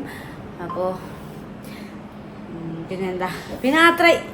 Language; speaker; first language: Malayalam; non-native, learner; Nepali